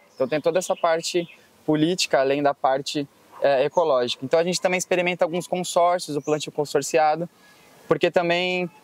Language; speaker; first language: Portuguese; native; Portuguese